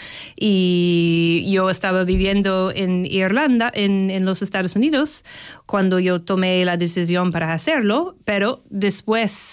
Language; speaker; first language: Spanish; non-native, fluent; English